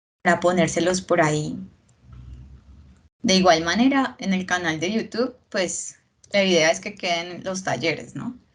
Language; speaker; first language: Spanish; native; Spanish